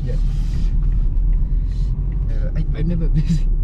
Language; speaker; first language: English; non-native, fluent; Dutch